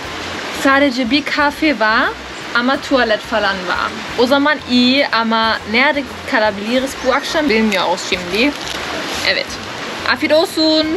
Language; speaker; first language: Turkish; non-native, learner; German